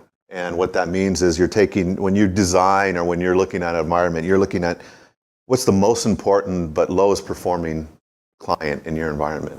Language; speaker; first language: English; native; English